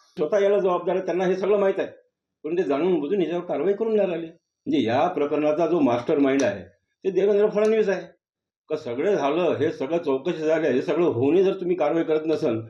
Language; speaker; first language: Marathi; native; Marathi